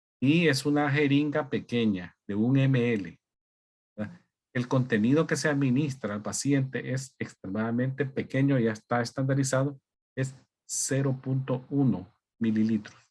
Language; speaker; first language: Spanish; native; Spanish